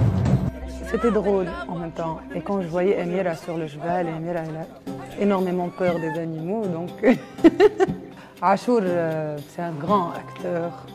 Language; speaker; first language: French; non-native, local second language; Arabic